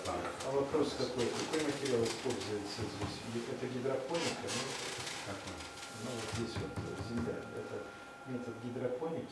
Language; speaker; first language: Russian; native; Russian